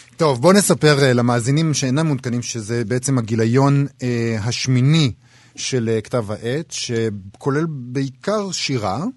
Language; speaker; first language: Hebrew; native; Hebrew